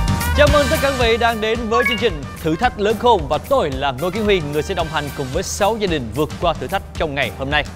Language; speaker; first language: Vietnamese; native; Vietnamese